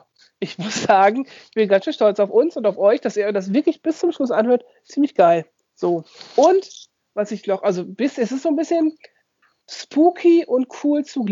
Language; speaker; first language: German; native; German